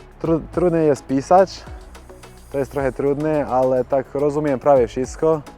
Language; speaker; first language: Polish; non-native, learner; Slovak